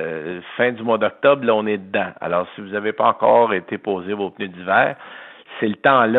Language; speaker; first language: French; native; French